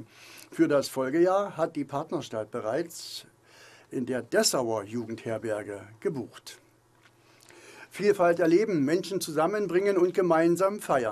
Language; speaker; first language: German; native; German